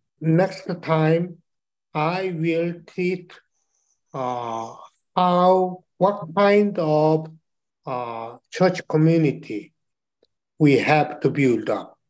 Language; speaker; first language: English; non-native, learner; Chinese